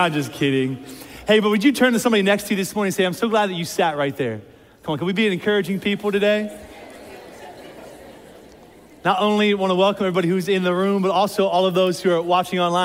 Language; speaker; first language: English; native; English